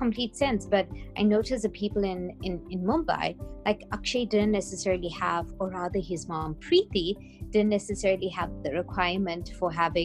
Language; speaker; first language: English; native; English